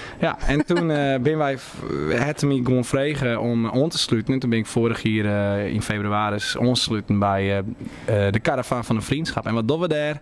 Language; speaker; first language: Dutch; non-native, local second language; Western Frisian